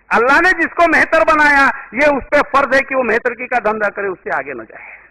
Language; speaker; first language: Hindi; non-native, local second language; Marathi